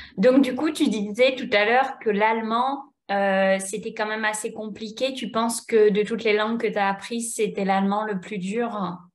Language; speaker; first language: French; native; French